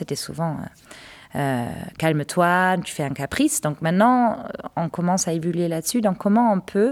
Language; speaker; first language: French; non-native, fluent; German